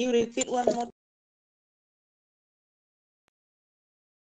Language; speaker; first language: English; non-native, learner; Indonesian